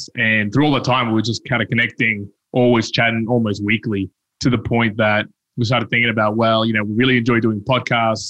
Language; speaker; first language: English; early bilingual, other home language; Spanish